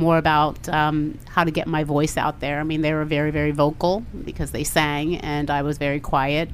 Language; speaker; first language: English; native; English